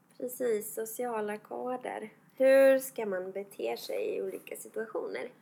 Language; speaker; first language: Swedish; non-native, fluent; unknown